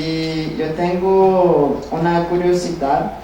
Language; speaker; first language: Spanish; non-native, fluent; Portuguese